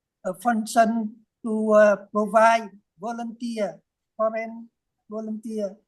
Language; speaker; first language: English; non-native, learner; Vietnamese